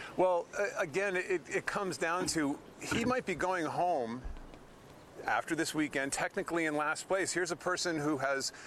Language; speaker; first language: English; native; English